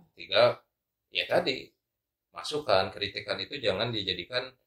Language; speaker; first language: Indonesian; non-native, local second language; Sundanese